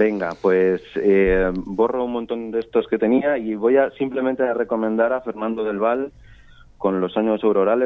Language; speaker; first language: Spanish; native; Spanish